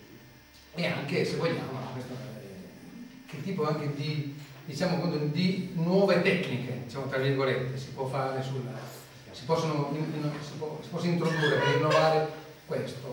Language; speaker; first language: Italian; native; Italian